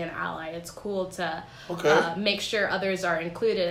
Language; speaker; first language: English; native; English